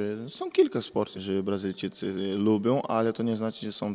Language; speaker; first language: Polish; non-native, learner; Portuguese